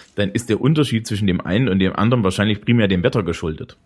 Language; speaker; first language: German; native; German